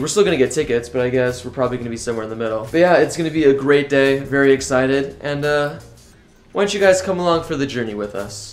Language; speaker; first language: English; native; English